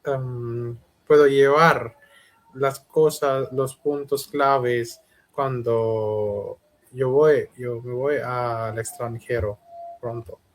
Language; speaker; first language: Spanish; non-native, learner; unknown